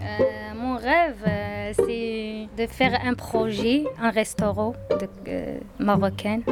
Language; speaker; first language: French; non-native, learner; Berber languages